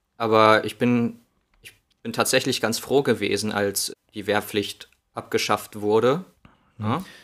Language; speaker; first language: German; native; German